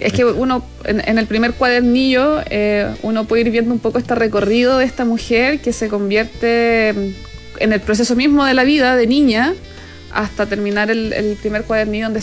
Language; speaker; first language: Spanish; native; Spanish